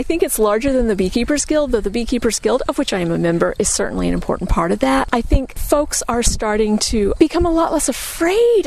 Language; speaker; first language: English; native; English